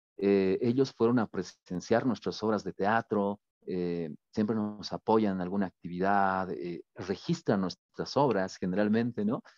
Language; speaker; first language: Spanish; native; Spanish